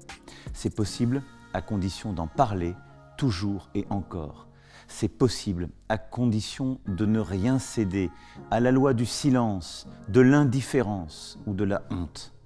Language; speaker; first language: French; native; French